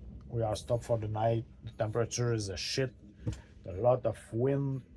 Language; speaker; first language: English; non-native, learner; French